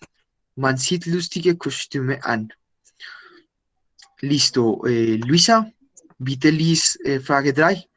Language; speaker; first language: German; non-native, fluent; Spanish